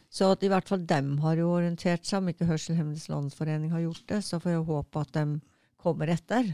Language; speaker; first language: Norwegian; native; Norwegian